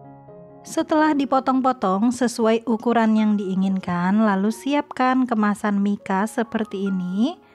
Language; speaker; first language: Indonesian; native; Indonesian